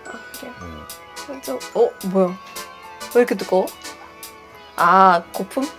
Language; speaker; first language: Korean; non-native, fluent; Swedish